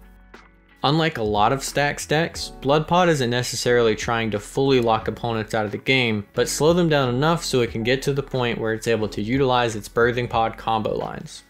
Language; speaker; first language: English; native; English